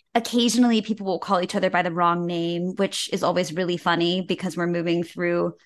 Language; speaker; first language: English; native; English